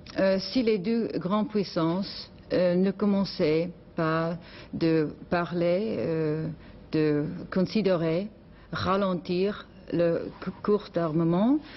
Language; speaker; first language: French; non-native, learner; English